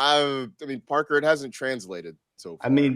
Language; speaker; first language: English; native; English